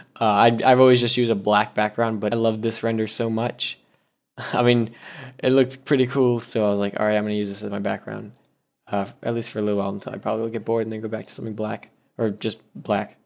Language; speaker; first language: English; native; English